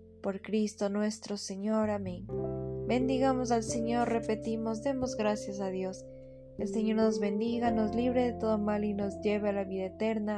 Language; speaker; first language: Spanish; native; Spanish